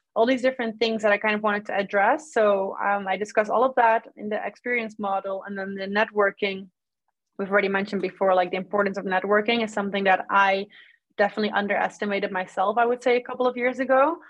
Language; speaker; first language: English; non-native, fluent; Dutch